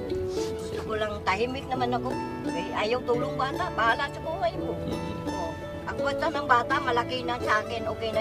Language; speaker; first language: Filipino; non-native, learner; Vietnamese